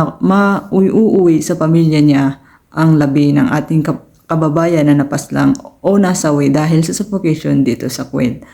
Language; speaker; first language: Filipino; native; Filipino